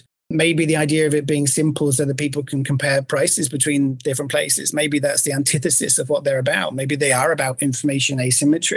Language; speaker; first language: English; native; English